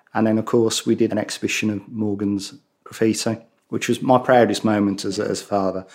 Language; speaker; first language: English; native; English